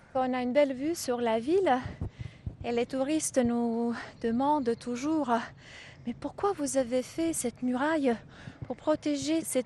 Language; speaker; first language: French; non-native, fluent; Croatian